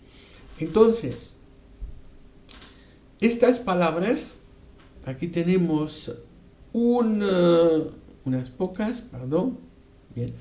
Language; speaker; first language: Spanish; non-native, fluent; French